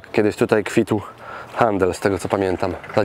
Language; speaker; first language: Polish; native; Polish